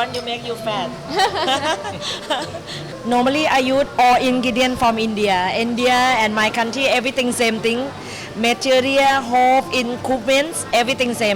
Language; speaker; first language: English; non-native, learner; Thai